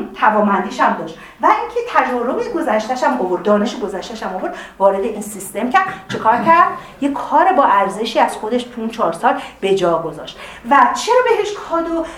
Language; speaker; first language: Persian; native; Persian